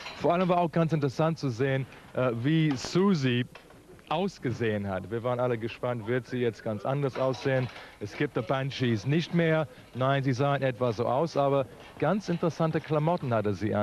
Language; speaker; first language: German; native; German